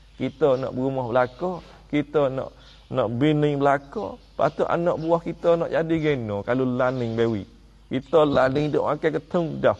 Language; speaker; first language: Malay; native; Malay